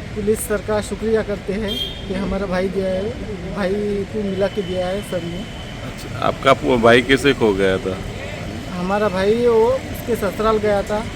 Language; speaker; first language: Hindi; non-native, local second language; Marathi